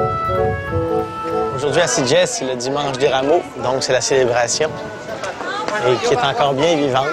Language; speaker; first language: French; native; French